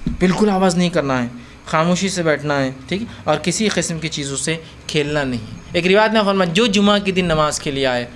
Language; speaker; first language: Urdu; native; Urdu